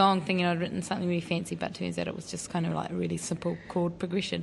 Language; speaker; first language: English; native; English